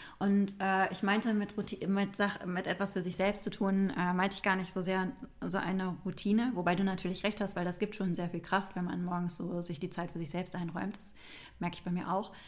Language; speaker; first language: German; native; German